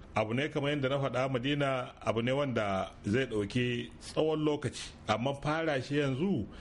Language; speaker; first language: Hausa; non-native, local second language; Fula